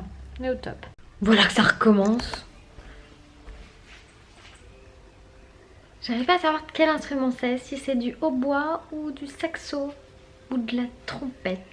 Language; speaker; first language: French; native; French